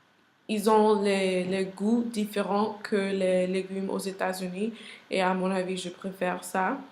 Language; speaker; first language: French; non-native, learner; English